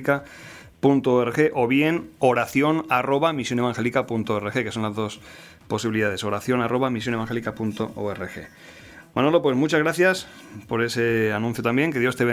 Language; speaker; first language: Spanish; native; Spanish